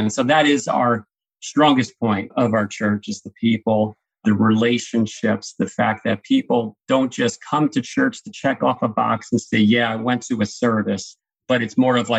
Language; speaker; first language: English; native; English